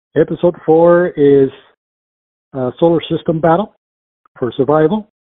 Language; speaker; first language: English; early bilingual, other home language; Spanish